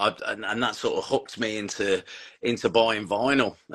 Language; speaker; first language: English; native; English